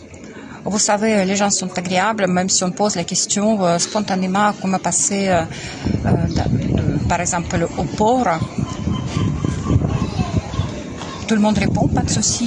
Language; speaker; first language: French; non-native, fluent; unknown